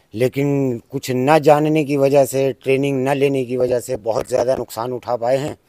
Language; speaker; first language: Hindi; native; Hindi